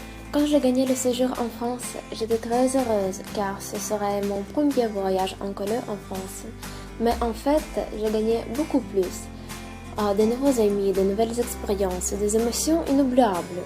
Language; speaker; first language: French; non-native, fluent; Ukrainian